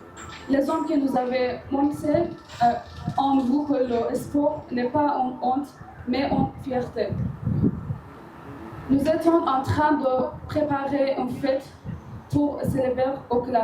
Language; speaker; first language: French; non-native, learner; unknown